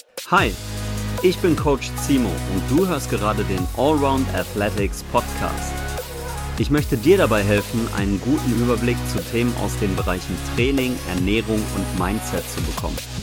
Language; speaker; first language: German; native; German